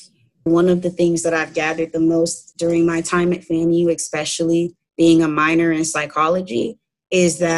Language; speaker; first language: English; native; English